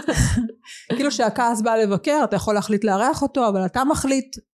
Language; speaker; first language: Hebrew; early bilingual, other home language; Arabic